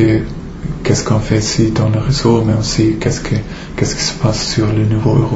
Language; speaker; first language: French; non-native, fluent; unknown